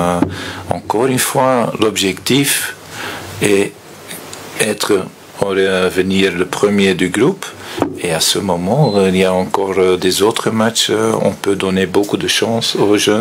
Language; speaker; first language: French; non-native, fluent; Dutch